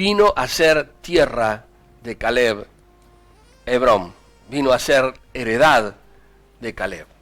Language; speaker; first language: Spanish; native; Spanish